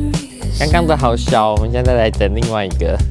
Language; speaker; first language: Chinese; native; Chinese